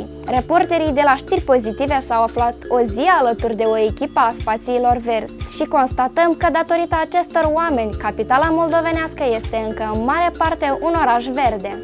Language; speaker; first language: Romanian; native; Romanian